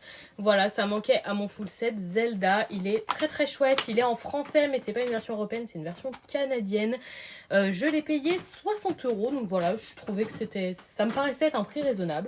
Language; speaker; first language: French; native; French